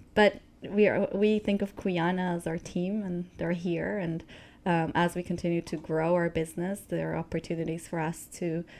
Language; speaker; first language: English; non-native, fluent; Spanish